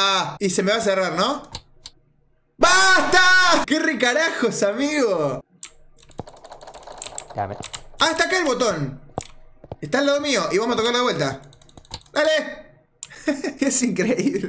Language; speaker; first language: Spanish; native; Spanish